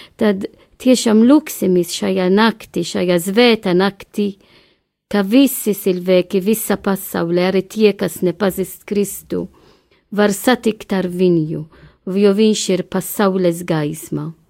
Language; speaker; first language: Latvian; non-native, learner; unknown